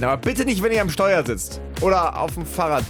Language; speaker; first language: German; native; German